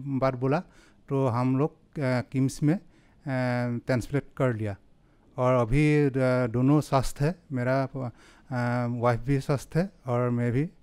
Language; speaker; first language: Hindi; non-native, local second language; Assamese